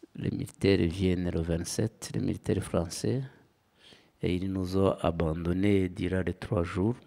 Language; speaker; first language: French; non-native, local second language; Kinyarwanda